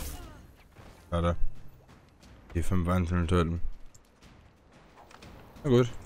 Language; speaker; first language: German; native; German